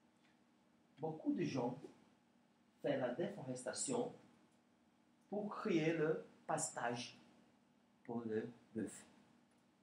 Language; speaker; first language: French; non-native, learner; Portuguese